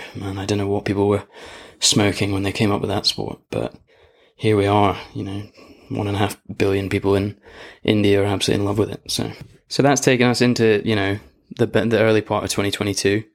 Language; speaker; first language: English; native; English